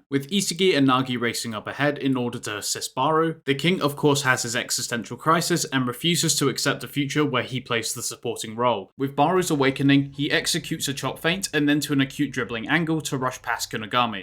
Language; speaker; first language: English; native; English